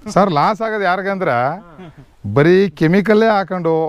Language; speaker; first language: Kannada; native; Kannada